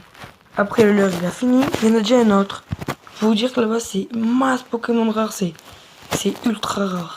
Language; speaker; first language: French; native; French